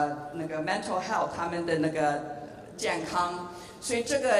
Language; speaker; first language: Chinese; early bilingual, heritage; English